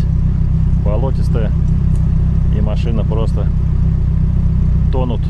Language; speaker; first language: Russian; native; Russian